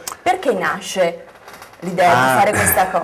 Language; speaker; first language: Italian; native; Italian